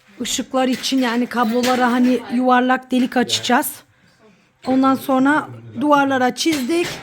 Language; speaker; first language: Turkish; early bilingual, heritage; Turkish